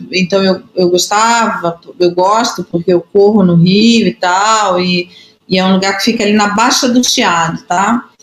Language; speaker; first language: Portuguese; native; Portuguese